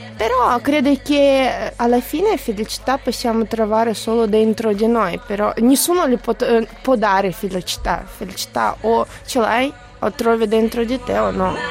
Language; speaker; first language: Italian; non-native, fluent; Russian